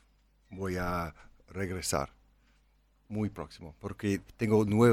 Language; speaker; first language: Spanish; non-native, learner; English